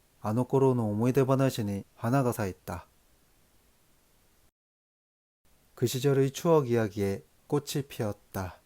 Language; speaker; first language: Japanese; non-native, learner; Korean